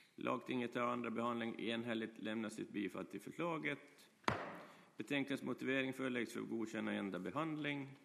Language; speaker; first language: Swedish; native; Swedish